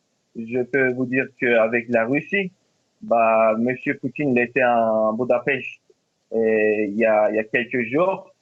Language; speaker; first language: French; non-native, fluent; Turkish